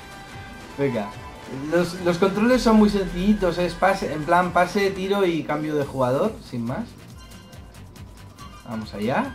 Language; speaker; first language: Spanish; native; Spanish